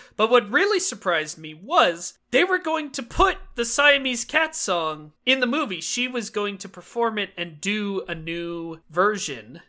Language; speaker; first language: English; native; English